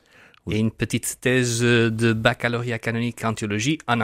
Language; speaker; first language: French; non-native, fluent; Portuguese